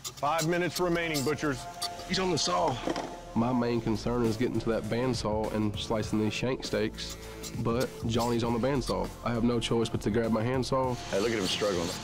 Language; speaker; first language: English; native; English